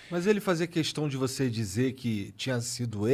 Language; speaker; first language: Portuguese; native; Portuguese